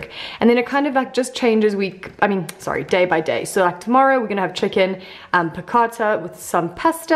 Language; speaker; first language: English; native; English